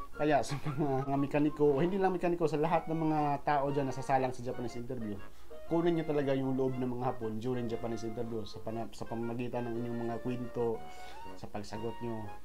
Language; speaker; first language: Filipino; non-native, local second language; Cebuano